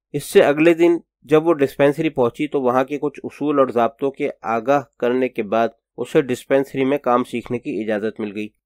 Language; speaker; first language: Urdu; native; Urdu